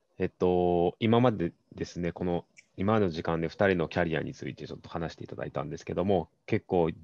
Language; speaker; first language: Japanese; native; Japanese